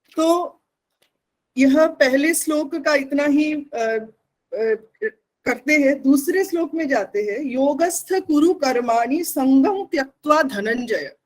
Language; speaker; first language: Hindi; non-native, local second language; Bangla